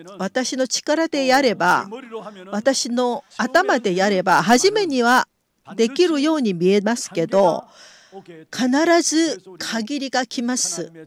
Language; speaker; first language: Japanese; non-native, fluent; Korean